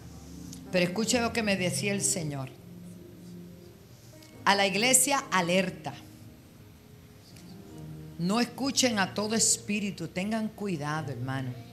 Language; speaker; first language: Spanish; native; Spanish